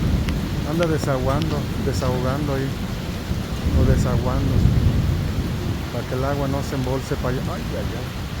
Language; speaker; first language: Spanish; native; Spanish